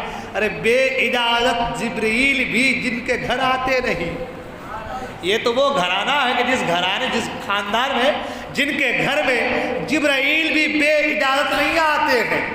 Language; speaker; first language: Urdu; native; Urdu